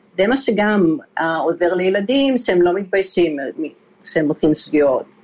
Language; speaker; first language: Hebrew; early bilingual, other home language; Polish